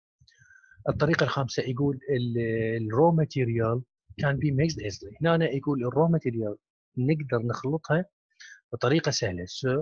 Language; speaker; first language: Arabic; native; Arabic